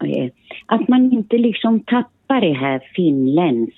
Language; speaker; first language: Swedish; early bilingual, other home language; Finnish